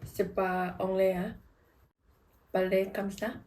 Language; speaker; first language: French; non-native, learner; Thai